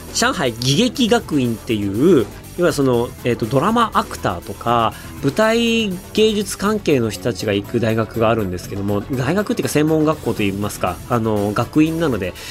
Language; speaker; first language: Japanese; native; Japanese